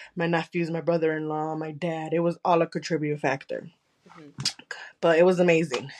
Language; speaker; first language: English; early bilingual, other home language; Spanish